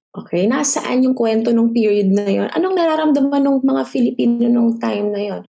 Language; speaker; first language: Filipino; early bilingual, other home language; Waray